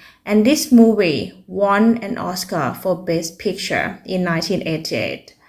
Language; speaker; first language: English; non-native, fluent; Thai